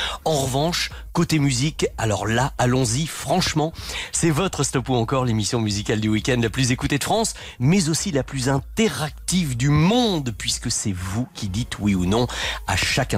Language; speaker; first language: French; native; French